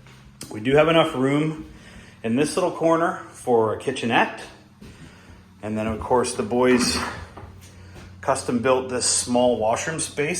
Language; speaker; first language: English; native; English